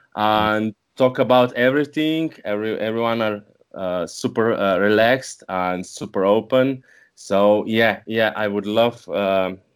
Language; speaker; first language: English; non-native, learner; Slovenian